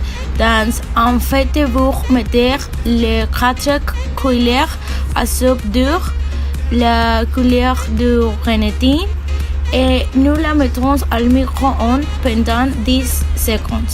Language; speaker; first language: French; non-native, learner; Spanish